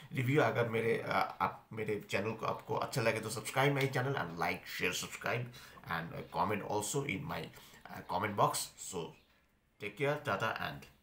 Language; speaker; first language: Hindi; non-native, local second language; Bangla